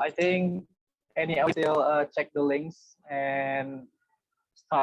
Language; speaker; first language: English; non-native, learner; Indonesian